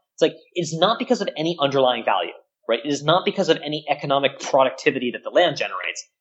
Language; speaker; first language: English; native; English